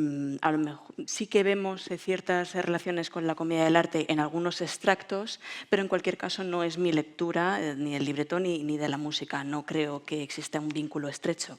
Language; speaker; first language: Spanish; native; Spanish